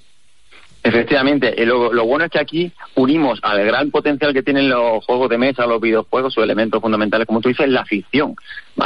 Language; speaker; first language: Spanish; native; Spanish